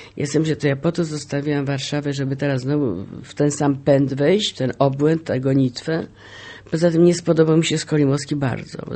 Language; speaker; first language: Polish; native; Polish